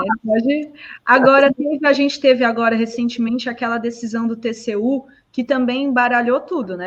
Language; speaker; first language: Portuguese; native; Portuguese